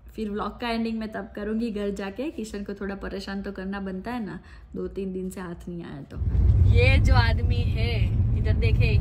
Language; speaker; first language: Hindi; non-native, local second language; Gujarati